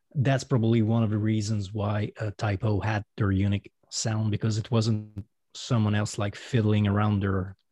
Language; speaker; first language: English; non-native, fluent; French